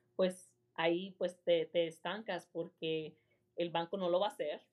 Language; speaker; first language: Spanish; early bilingual, heritage; Spanish